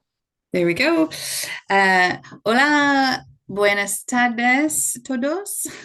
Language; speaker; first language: Spanish; non-native, learner; English